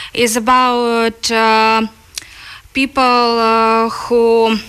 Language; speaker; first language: English; non-native, learner; Ukrainian